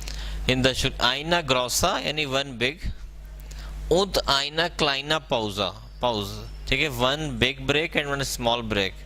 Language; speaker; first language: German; non-native, learner; Hindi